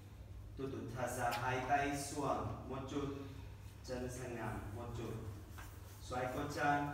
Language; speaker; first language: Vietnamese; non-native, learner; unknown